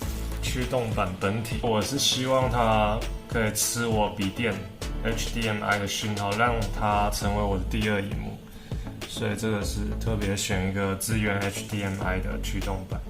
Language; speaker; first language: Chinese; native; Chinese